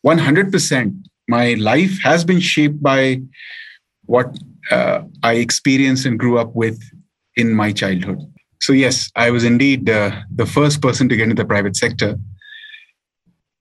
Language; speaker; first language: English; non-native, local second language; Hindi